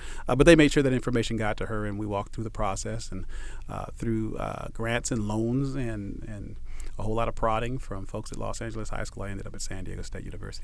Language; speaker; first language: English; native; English